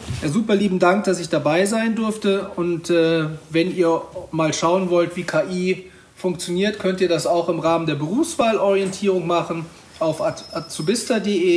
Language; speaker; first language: German; native; German